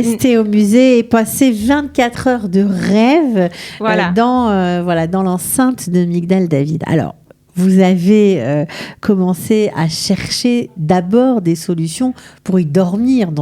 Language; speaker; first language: French; native; French